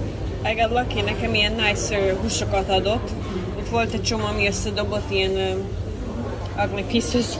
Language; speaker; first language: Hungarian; early bilingual, heritage; Hungarian